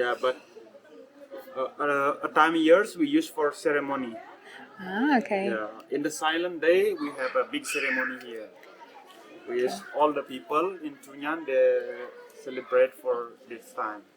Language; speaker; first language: English; non-native, learner; Indonesian